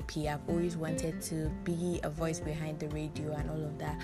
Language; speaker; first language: English; non-native, local second language; Hausa